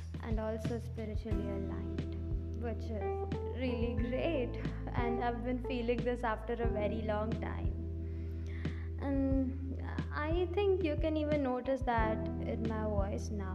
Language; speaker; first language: English; non-native, local second language; Hindi